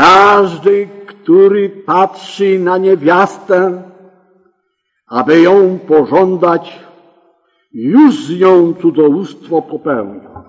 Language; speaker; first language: Polish; native; Polish